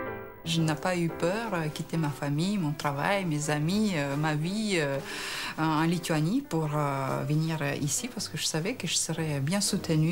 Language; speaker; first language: French; non-native, fluent; Lithuanian